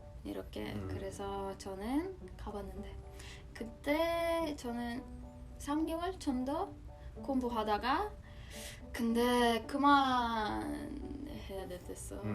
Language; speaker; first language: Korean; non-native, learner; Russian